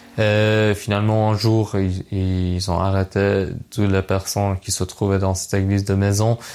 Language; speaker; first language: French; non-native, fluent; Persian